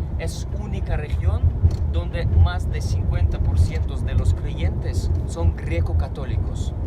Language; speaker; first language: Spanish; non-native, fluent; Ukrainian